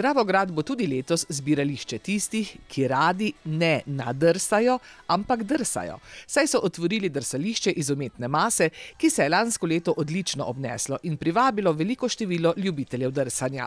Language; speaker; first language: Slovenian; native; Slovenian